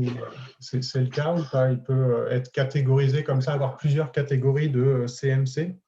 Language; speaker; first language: French; native; French